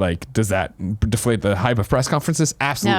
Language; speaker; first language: English; native; English